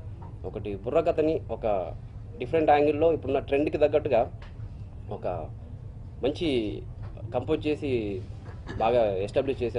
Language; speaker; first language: Telugu; native; Telugu